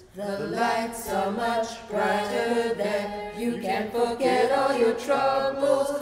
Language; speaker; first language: English; early bilingual, other home language; Spanish